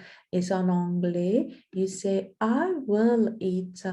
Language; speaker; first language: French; non-native, fluent; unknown